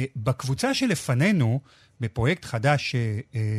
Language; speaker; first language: Hebrew; native; Hebrew